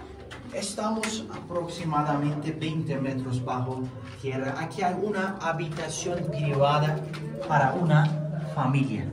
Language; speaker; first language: Spanish; non-native, fluent; Turkish